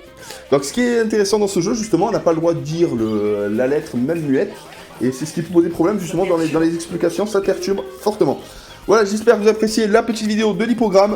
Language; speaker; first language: French; native; French